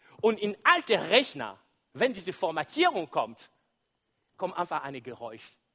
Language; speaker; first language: German; non-native, fluent; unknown